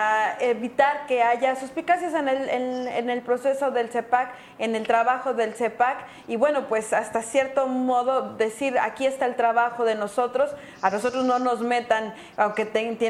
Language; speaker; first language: Spanish; native; Spanish